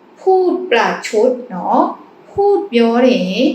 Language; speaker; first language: Thai; non-native, fluent; Burmese